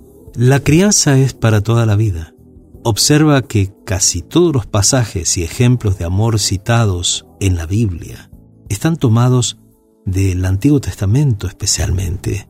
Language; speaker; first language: Spanish; native; Spanish